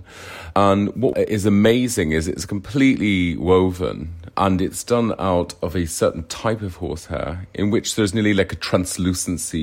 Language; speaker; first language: English; native; English